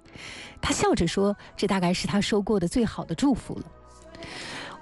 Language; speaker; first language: Chinese; native; Chinese